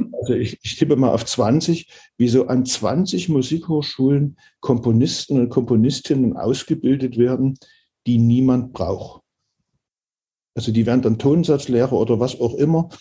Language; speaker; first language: German; native; German